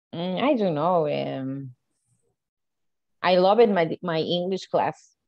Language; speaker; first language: English; non-native, learner; Spanish